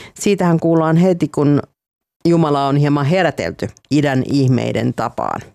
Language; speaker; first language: Finnish; native; Finnish